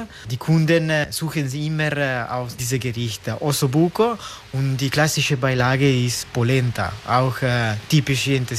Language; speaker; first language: German; non-native, local second language; Italian